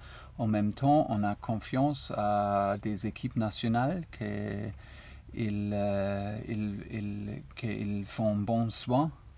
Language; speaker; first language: French; non-native, learner; German